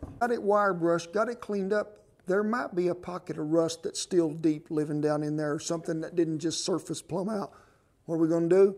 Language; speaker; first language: English; native; English